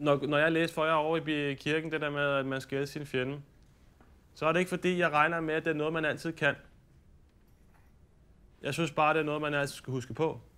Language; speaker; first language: Danish; native; Danish